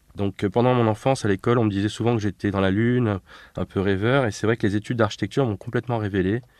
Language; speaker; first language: French; native; French